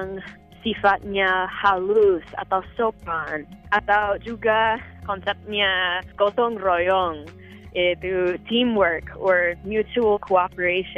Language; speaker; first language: Indonesian; non-native, fluent; English